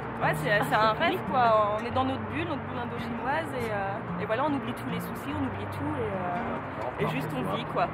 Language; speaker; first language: French; native; French